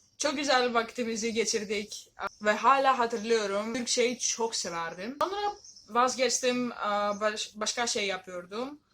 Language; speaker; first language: Turkish; non-native, learner; Greek